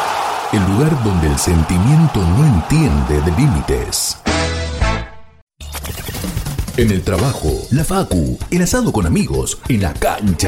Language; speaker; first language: Spanish; native; Spanish